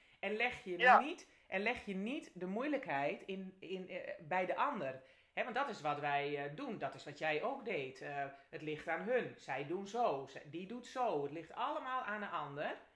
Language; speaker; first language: Dutch; native; Dutch